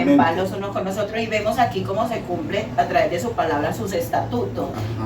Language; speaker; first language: Spanish; native; Spanish